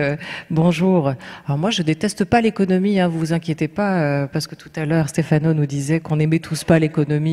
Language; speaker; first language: French; native; French